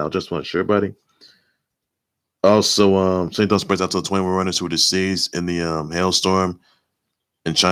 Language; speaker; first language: English; native; English